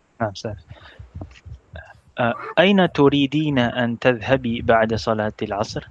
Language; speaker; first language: Arabic; non-native, learner; Filipino